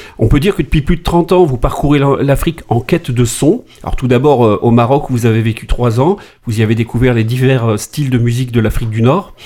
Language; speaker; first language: French; native; French